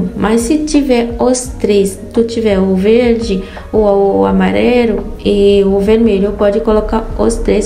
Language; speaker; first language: Portuguese; non-native, fluent; Haitian Creole